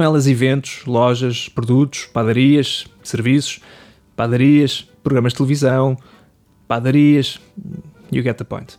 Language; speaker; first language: Portuguese; native; Portuguese